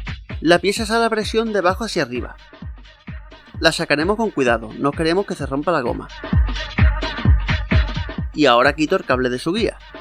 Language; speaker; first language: Spanish; native; Spanish